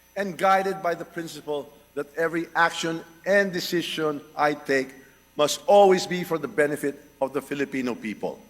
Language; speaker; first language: English; non-native, local second language; Filipino